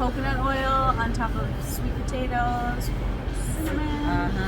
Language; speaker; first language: English; native; English